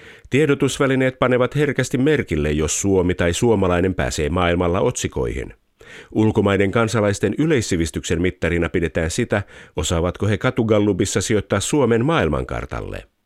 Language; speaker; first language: Finnish; native; Finnish